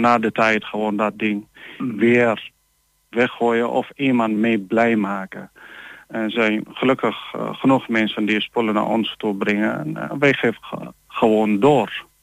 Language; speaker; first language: Dutch; non-native, learner; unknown